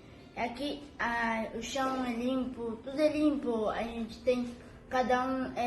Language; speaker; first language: Portuguese; early bilingual, heritage; Portuguese